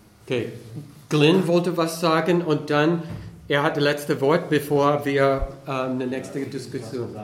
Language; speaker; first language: German; non-native, fluent; English